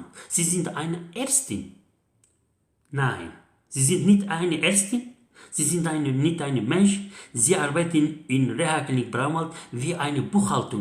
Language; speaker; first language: German; non-native, learner; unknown